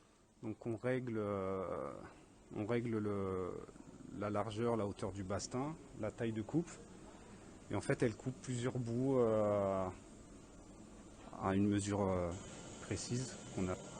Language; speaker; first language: French; native; French